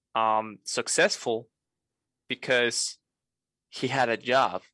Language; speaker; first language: English; non-native, fluent; Spanish